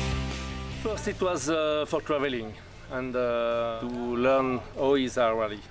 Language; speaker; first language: English; non-native, learner; French